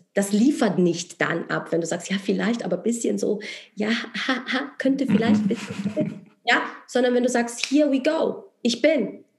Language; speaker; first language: German; non-native, fluent; Polish